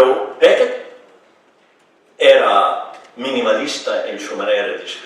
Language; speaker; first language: Spanish; non-native, fluent; English